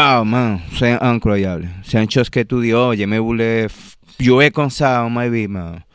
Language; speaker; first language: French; non-native, learner; Spanish